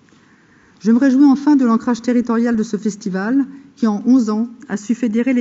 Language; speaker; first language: French; native; French